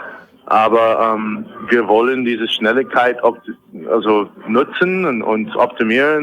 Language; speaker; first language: German; non-native, fluent; English